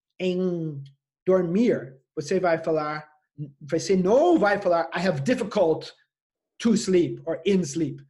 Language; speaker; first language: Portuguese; non-native, fluent; English